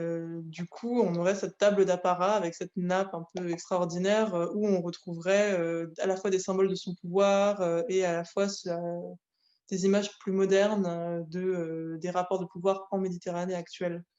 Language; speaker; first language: French; native; French